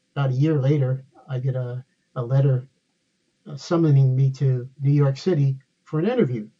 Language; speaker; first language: English; native; English